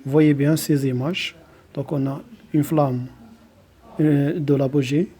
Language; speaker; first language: French; non-native, local second language; Arabic